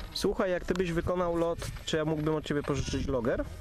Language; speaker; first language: Polish; native; Polish